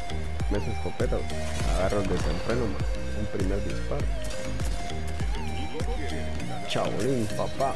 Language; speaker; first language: Spanish; native; Spanish